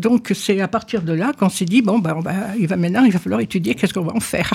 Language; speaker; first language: French; native; French